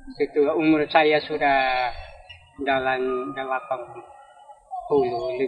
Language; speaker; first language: Indonesian; non-native, local second language; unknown